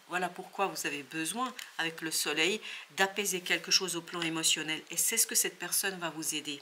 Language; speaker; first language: French; native; French